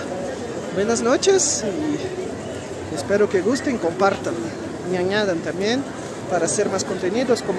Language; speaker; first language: Spanish; non-native, fluent; Portuguese